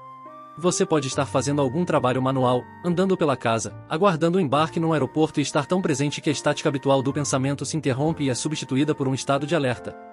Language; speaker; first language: Portuguese; native; Portuguese